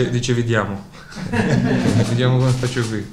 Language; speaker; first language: Italian; non-native, learner; Croatian